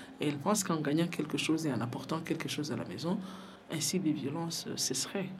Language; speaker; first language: French; non-native, local second language; Rundi